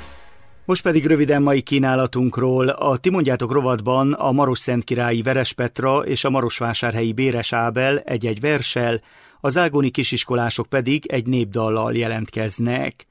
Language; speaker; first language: Hungarian; native; Hungarian